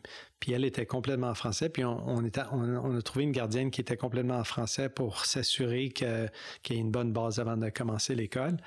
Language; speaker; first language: French; non-native, local second language; English